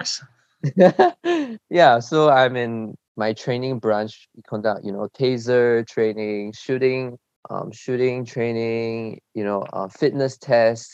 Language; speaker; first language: English; early bilingual, other home language; Chinese